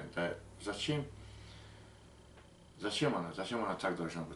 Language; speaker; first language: Russian; non-native, learner; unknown